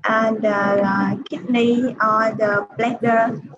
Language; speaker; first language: English; non-native, learner; Vietnamese